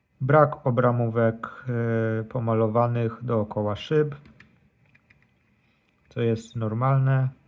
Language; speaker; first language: Polish; native; Polish